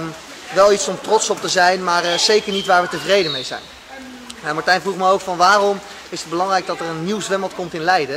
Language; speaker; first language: Dutch; native; Dutch